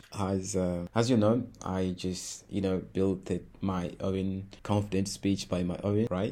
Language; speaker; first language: English; non-native, fluent; Portuguese